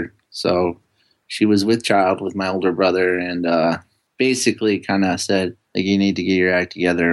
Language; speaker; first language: English; native; English